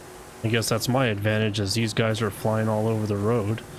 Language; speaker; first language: English; native; English